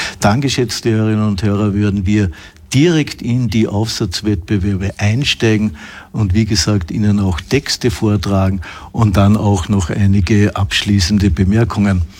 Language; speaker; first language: German; native; German